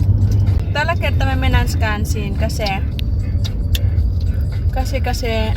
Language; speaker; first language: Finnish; non-native, learner; Filipino